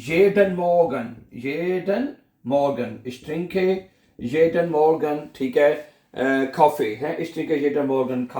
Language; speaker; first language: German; non-native, fluent; Urdu